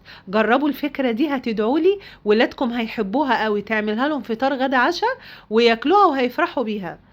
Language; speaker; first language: Arabic; native; Arabic